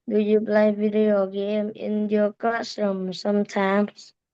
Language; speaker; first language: English; non-native, learner; Vietnamese